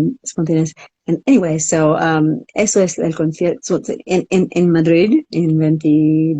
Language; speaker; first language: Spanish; non-native, learner; English